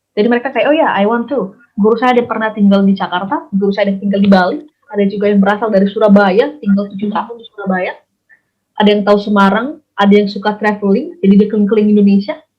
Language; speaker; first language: Indonesian; native; Indonesian